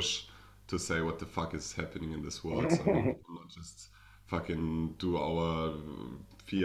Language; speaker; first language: English; non-native, fluent; German